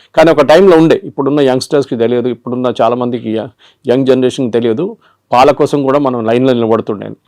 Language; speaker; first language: Telugu; non-native, local second language; Malayalam